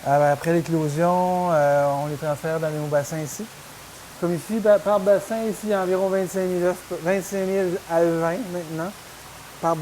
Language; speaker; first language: French; native; French